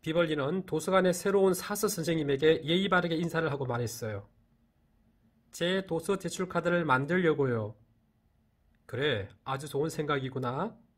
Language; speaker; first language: Korean; native; Korean